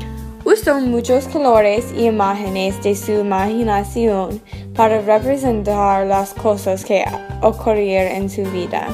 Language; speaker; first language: Spanish; non-native, learner; English